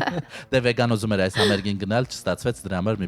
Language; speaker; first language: Armenian; native; Armenian